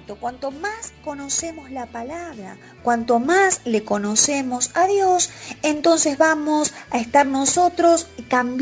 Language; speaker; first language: Spanish; native; Spanish